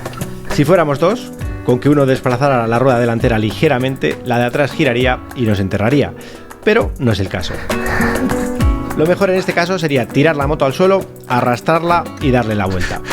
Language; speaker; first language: Spanish; native; Spanish